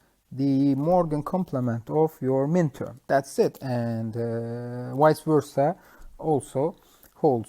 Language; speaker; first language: English; non-native, fluent; Turkish